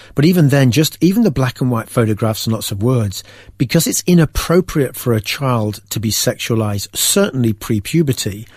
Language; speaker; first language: English; native; English